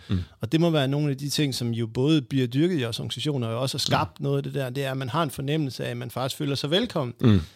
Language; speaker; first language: Danish; native; Danish